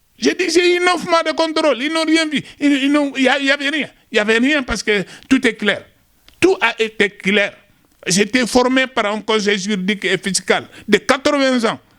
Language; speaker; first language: French; non-native, local second language; Wolof